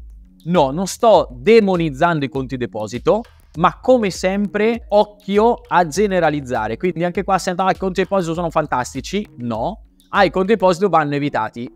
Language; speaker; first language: Italian; native; Italian